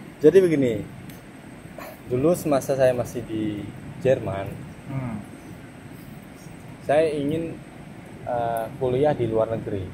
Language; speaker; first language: Indonesian; non-native, fluent; German